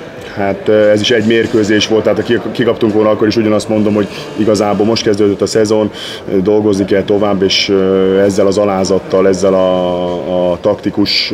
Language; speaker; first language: Hungarian; native; Hungarian